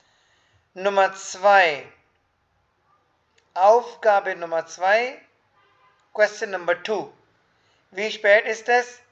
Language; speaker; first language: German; non-native, fluent; Hindi